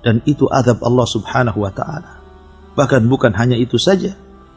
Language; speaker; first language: Indonesian; native; Indonesian